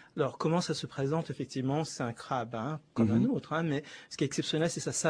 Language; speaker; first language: French; native; French